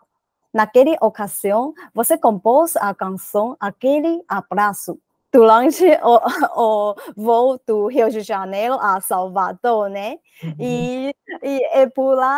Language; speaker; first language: Portuguese; non-native, learner; Chinese